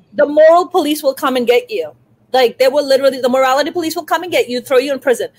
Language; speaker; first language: English; non-native, local second language; Urdu